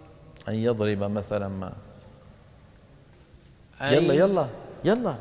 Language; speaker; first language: Arabic; native; Arabic